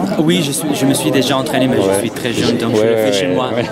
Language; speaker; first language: French; non-native, fluent; Italian